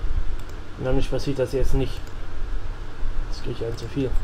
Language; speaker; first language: German; native; German